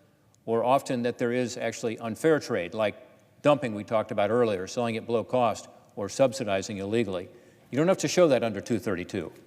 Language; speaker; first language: English; native; English